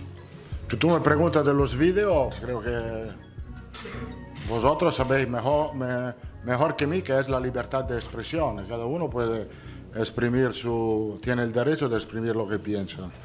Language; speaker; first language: Spanish; non-native, fluent; Italian